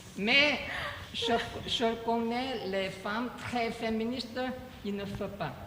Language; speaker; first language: French; non-native, learner; Chinese